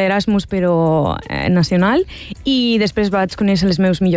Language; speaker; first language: Catalan; non-native, local second language; Spanish